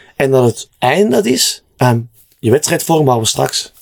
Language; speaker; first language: Dutch; native; Dutch